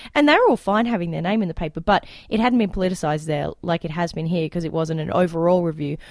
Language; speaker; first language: English; native; English